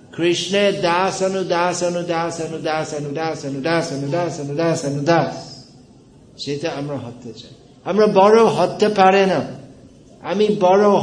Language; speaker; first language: Bangla; non-native, fluent; English